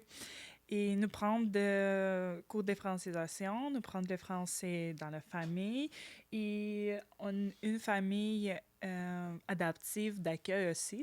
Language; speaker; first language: French; non-native, learner; Ukrainian